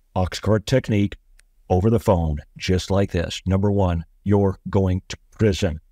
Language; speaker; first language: English; native; English